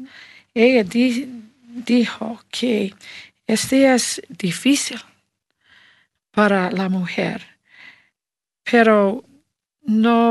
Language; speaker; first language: Spanish; non-native, learner; English